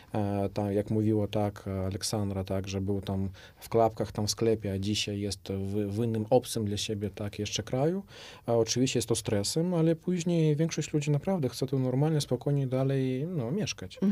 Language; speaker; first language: Polish; non-native, fluent; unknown